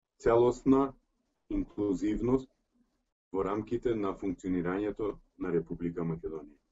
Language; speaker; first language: Macedonian; early bilingual, heritage; Macedonian